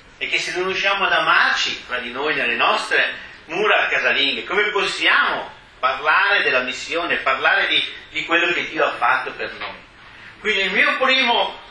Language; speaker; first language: Italian; native; Italian